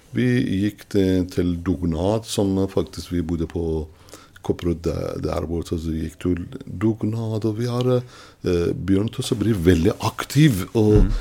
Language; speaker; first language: Norwegian; non-native, fluent; Persian